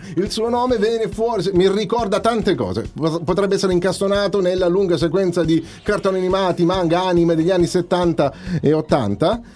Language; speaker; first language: Italian; native; Italian